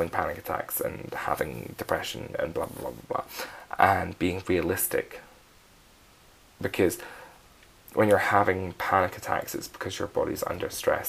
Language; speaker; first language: English; native; English